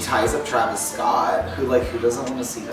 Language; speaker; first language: English; native; English